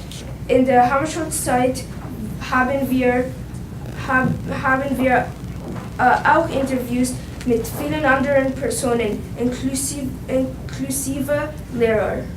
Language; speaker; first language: German; non-native, learner; English